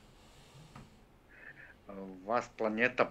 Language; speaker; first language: Russian; native; Russian